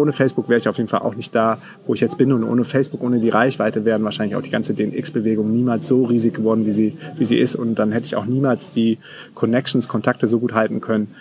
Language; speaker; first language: German; native; German